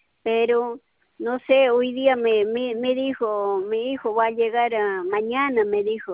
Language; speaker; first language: Spanish; non-native, local second language; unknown